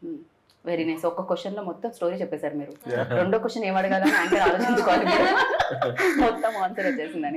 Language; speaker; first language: Telugu; native; Telugu